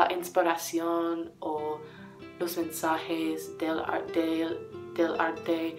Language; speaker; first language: Spanish; non-native, learner; English